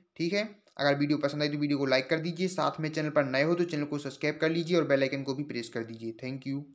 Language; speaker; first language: Hindi; native; Hindi